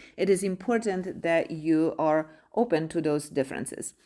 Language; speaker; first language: English; non-native, fluent; Polish